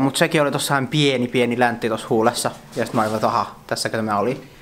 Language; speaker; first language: Finnish; native; Finnish